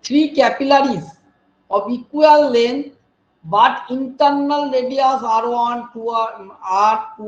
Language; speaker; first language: English; non-native, local second language; Bangla